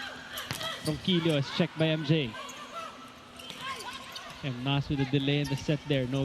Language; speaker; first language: English; non-native, local second language; Filipino